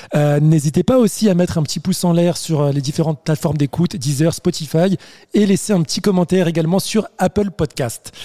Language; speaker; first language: French; native; French